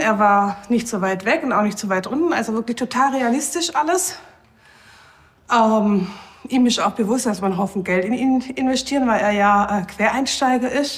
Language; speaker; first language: German; native; German